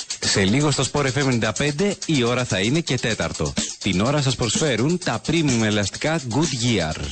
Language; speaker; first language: Greek; native; Greek